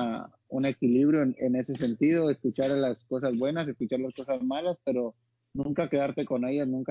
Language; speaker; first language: Spanish; native; Spanish